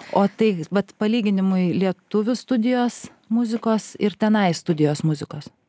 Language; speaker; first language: Lithuanian; native; Lithuanian